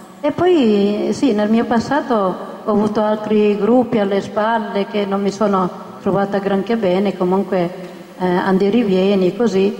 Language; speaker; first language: Italian; native; Italian